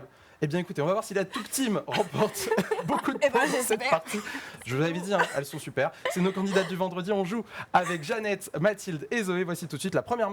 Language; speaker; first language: French; native; French